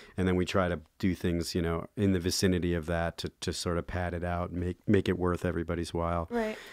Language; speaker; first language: English; native; English